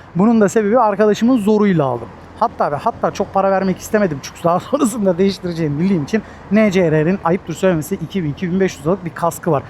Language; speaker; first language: Turkish; native; Turkish